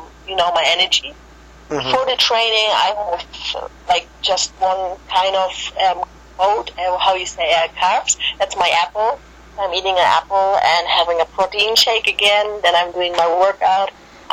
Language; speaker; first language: English; non-native, fluent; German